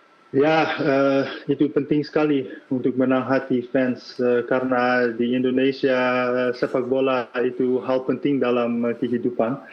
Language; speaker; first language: Indonesian; non-native, fluent; Dutch